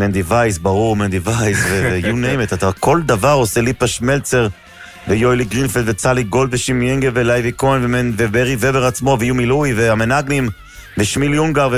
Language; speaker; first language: Hebrew; native; Hebrew